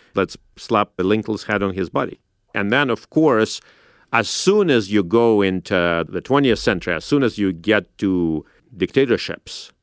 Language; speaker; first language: English; non-native, fluent; Russian